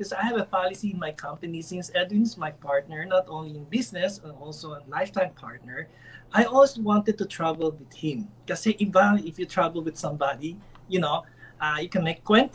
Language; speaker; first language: English; non-native, local second language; Filipino